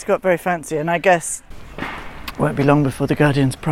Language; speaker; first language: English; native; English